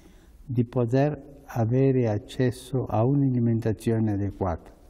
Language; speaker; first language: Italian; non-native, fluent; Spanish